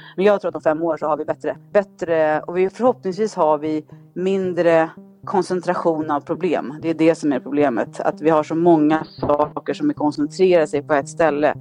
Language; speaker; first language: Swedish; native; Swedish